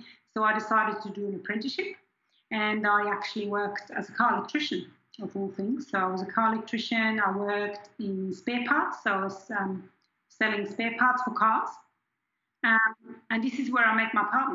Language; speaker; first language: English; non-native, fluent; German